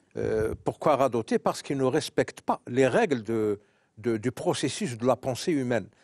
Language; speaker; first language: French; non-native, local second language; Arabic